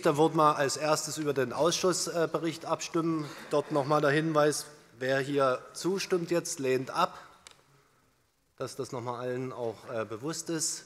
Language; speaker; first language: German; native; German